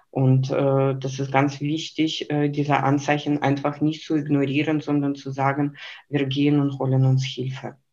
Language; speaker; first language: German; non-native, fluent; Lithuanian